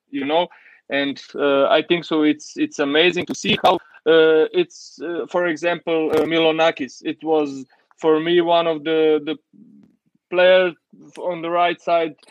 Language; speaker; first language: English; non-native, learner; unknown